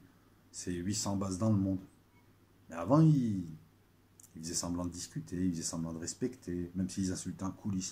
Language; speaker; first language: French; native; French